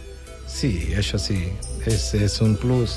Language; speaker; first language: Catalan; non-native, fluent; Punjabi